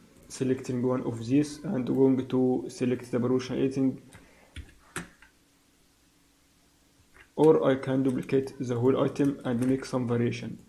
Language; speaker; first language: English; non-native, fluent; Arabic